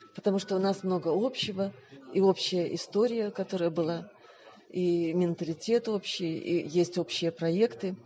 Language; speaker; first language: Russian; native; Russian